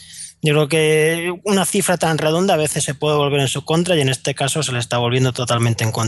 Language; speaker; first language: Spanish; native; Spanish